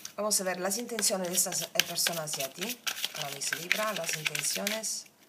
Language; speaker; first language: Spanish; non-native, fluent; Italian